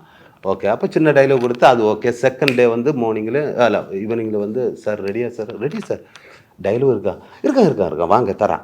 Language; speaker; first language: Tamil; non-native, learner; Malayalam